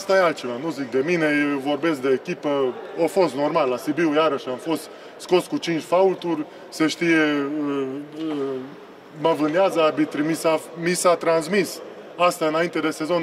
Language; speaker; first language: Romanian; non-native, local second language; Hungarian